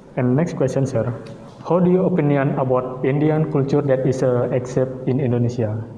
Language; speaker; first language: English; non-native, learner; Indonesian